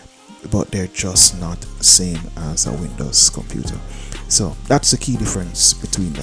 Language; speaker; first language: English; native; English